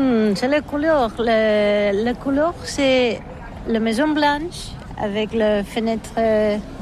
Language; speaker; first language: French; non-native, learner; Catalan